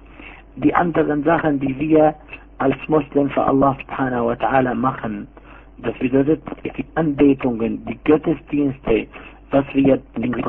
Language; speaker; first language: German; non-native, fluent; Arabic